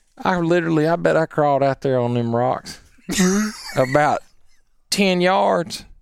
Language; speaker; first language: English; native; English